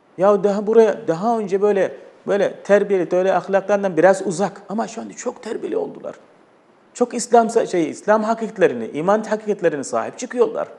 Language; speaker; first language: Turkish; non-native, fluent; Arabic